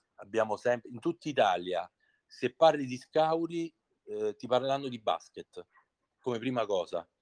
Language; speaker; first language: Italian; native; Italian